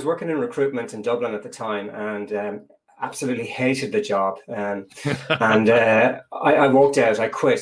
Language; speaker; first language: English; native; English